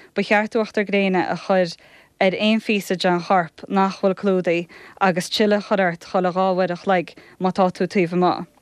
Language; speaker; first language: Irish; native; Irish